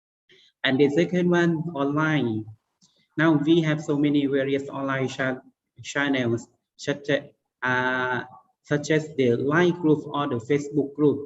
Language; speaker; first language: English; non-native, learner; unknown